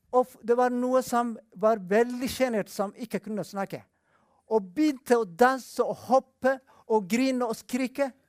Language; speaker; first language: Norwegian; non-native, fluent; Amharic